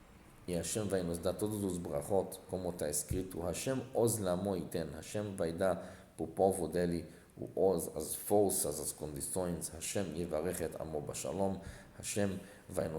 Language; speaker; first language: Portuguese; non-native, fluent; Hebrew